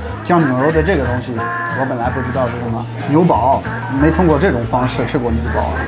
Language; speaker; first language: Chinese; non-native, fluent; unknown